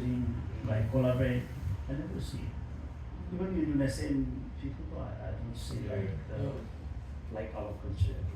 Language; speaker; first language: English; non-native, learner; Nepali